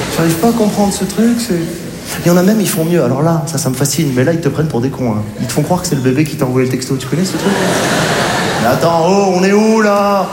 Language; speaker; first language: French; native; French